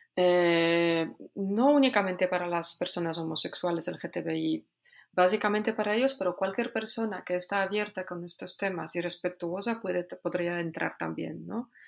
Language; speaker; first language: Spanish; non-native, fluent; Polish